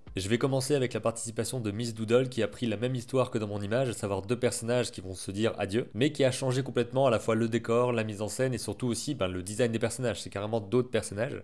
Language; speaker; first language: French; native; French